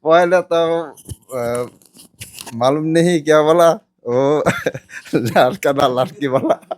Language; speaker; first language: Hindi; non-native, learner; Bangla